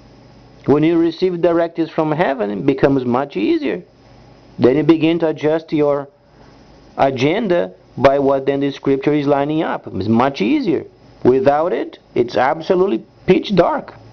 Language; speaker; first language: English; non-native, fluent; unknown